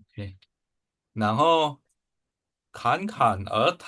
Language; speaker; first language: Chinese; non-native, fluent; Indonesian